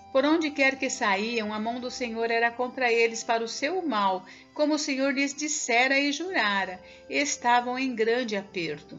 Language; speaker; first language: Portuguese; native; Portuguese